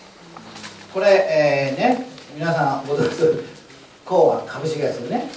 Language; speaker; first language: Japanese; native; Japanese